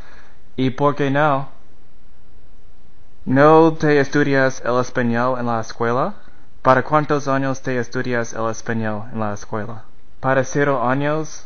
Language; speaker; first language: Spanish; non-native, learner; English